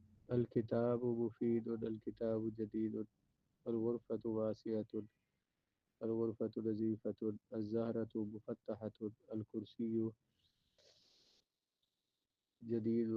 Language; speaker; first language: Arabic; non-native, fluent; Urdu